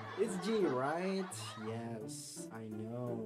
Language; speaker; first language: English; non-native, fluent; Indonesian